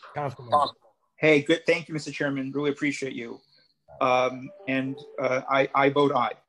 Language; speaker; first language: English; native; English